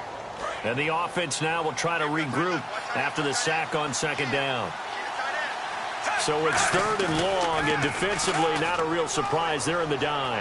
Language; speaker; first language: English; native; English